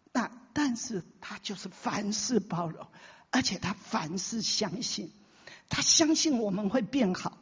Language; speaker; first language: Chinese; native; Chinese